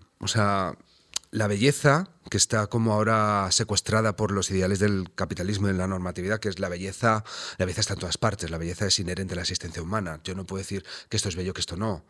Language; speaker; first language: Spanish; native; Spanish